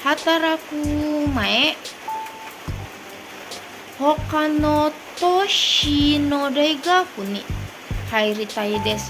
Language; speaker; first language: Japanese; non-native, learner; Indonesian